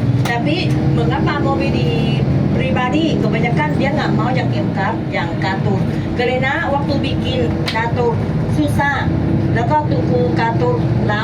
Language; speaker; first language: Indonesian; non-native, learner; Thai